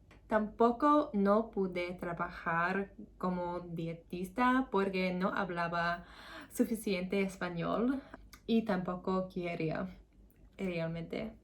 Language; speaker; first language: Spanish; non-native, learner; English